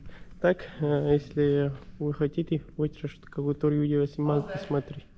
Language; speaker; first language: Russian; non-native, learner; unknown